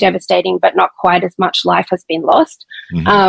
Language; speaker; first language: English; native; English